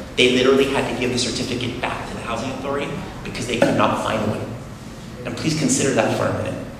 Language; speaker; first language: English; native; English